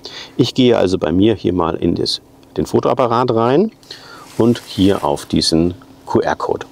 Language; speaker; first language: German; native; German